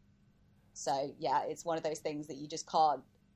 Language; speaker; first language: English; native; English